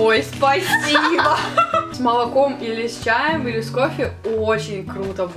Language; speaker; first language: Russian; native; Russian